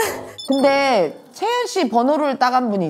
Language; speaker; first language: Korean; native; Korean